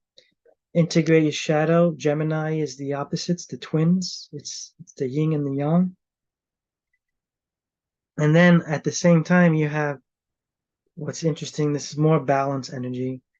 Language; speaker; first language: English; native; English